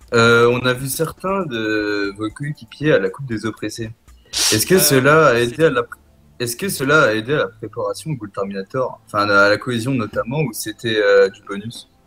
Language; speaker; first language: French; native; French